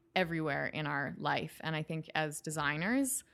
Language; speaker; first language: English; native; English